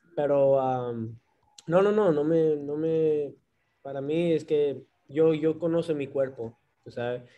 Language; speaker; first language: Spanish; early bilingual, heritage; Spanish